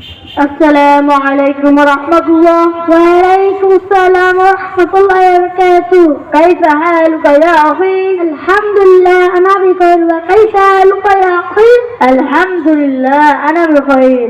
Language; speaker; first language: Arabic; non-native, learner; Bangla